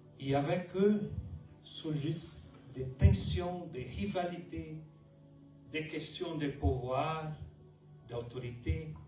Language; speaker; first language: French; non-native, fluent; German